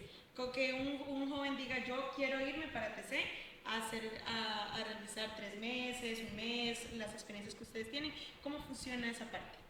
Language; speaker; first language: Spanish; native; Spanish